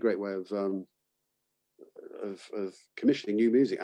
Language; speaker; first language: English; native; English